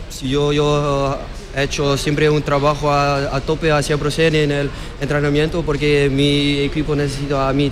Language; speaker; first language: Spanish; non-native, learner; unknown